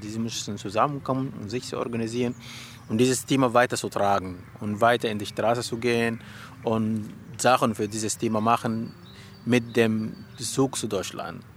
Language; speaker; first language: German; non-native, learner; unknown